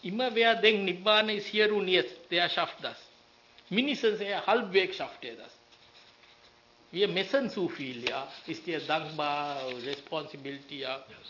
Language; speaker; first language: German; non-native, learner; Sinhala